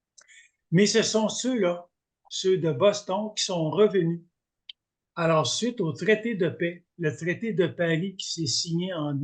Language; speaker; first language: French; native; French